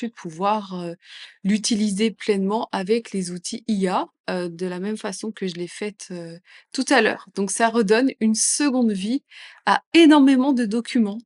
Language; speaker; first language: French; native; French